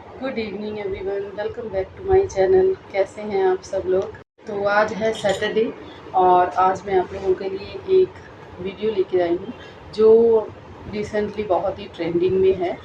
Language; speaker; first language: Hindi; non-native, local second language; Bangla